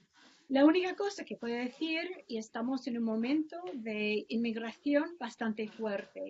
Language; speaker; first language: Spanish; non-native, fluent; English